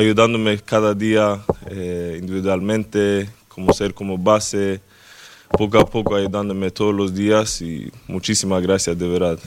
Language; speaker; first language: Spanish; non-native, fluent; Swedish